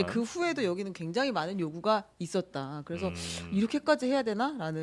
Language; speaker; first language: Korean; native; Korean